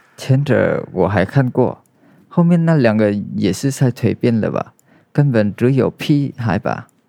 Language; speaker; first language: Chinese; non-native, fluent; Vietnamese